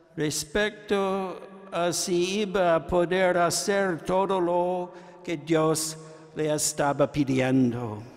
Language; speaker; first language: Spanish; non-native, fluent; English